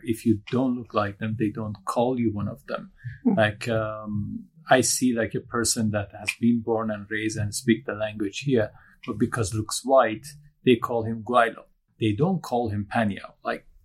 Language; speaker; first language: English; non-native, fluent; Turkish